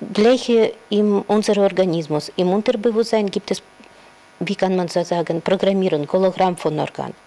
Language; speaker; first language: German; non-native, learner; Russian